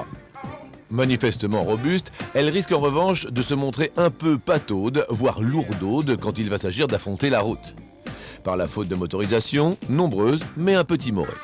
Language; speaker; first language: French; native; French